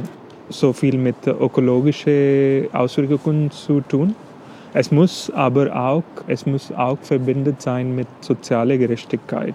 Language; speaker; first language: German; non-native, fluent; English